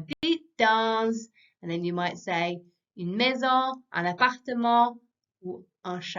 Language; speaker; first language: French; non-native, fluent; English